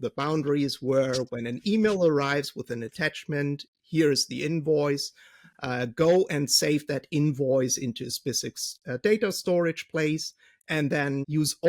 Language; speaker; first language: English; non-native, fluent; German